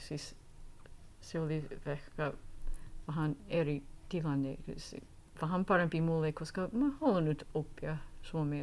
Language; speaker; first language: Finnish; non-native, learner; English